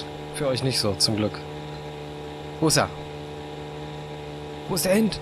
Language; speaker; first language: German; native; German